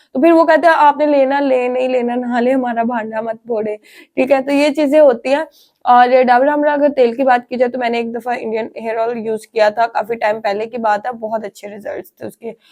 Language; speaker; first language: Urdu; non-native, local second language; Punjabi